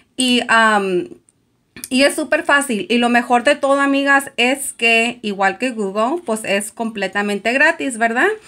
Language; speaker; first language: Spanish; early bilingual, heritage; Spanish